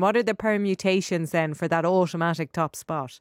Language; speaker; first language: English; native; English